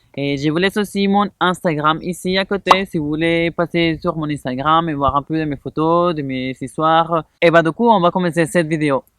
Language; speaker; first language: French; non-native, fluent; Spanish